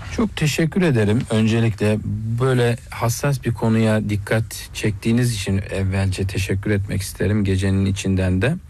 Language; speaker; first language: Turkish; native; Turkish